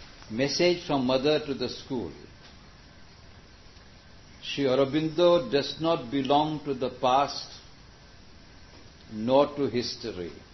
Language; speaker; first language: English; non-native, local second language; Gujarati